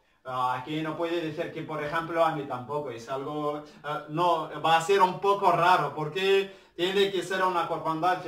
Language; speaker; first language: Spanish; non-native, learner; Arabic